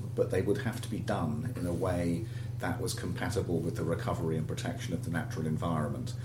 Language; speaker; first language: English; native; English